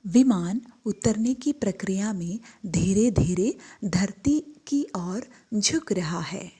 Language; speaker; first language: Hindi; non-native, local second language; Malayalam